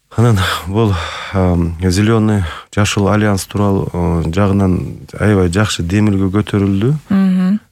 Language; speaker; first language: Kyrgyz; native; Kyrgyz